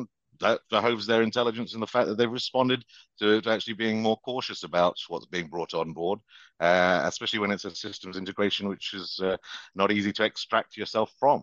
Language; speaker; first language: English; native; English